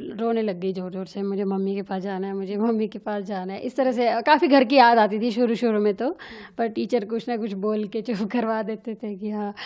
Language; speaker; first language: Hindi; native; Hindi